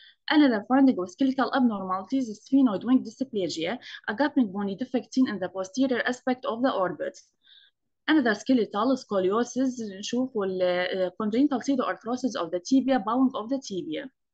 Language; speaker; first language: English; non-native, fluent; Arabic